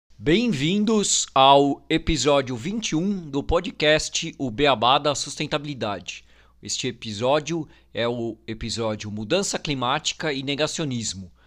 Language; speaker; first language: Portuguese; native; Portuguese